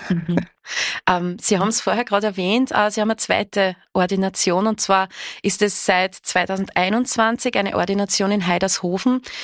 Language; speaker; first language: German; native; German